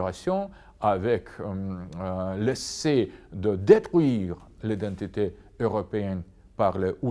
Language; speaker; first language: French; non-native, fluent; Russian